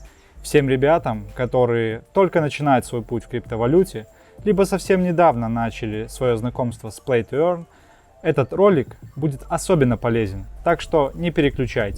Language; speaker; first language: Russian; native; Russian